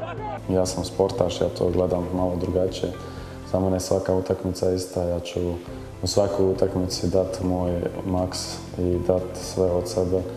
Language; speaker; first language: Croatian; early bilingual, heritage; Croatian